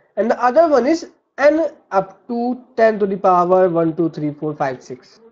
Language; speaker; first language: English; non-native, local second language; Hindi